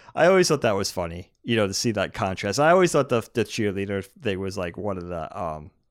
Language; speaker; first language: English; native; English